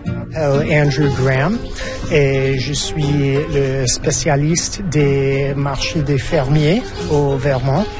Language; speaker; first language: French; non-native, fluent; English